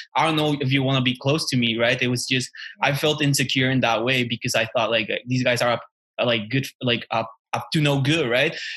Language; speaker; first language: English; non-native, fluent; Spanish